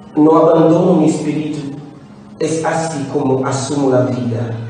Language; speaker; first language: Spanish; non-native, fluent; Haitian Creole